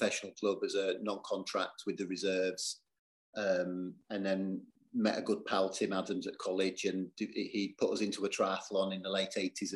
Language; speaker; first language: English; native; English